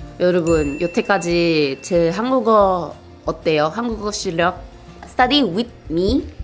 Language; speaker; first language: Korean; non-native, fluent; English